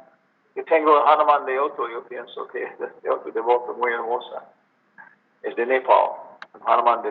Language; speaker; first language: Spanish; non-native, learner; English